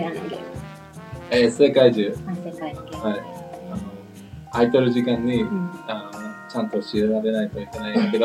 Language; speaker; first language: Japanese; non-native, learner; English